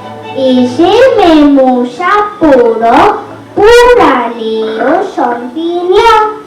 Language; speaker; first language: French; non-native, learner; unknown